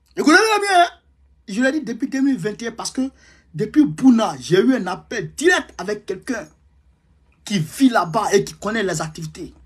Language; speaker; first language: French; non-native, local second language; Dyula